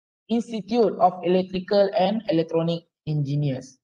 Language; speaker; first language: English; non-native, local second language; Malay